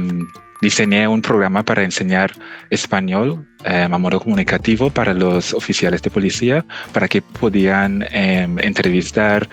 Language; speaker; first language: Spanish; non-native, fluent; English